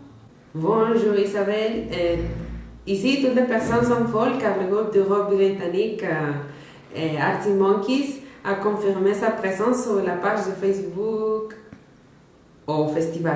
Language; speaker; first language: French; non-native, learner; Spanish